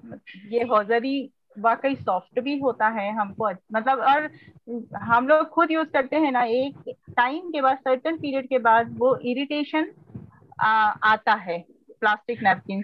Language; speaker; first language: Hindi; native; Hindi